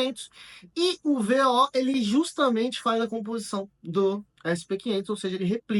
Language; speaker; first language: Portuguese; native; Portuguese